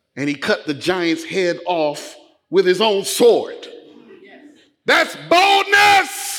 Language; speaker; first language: English; native; English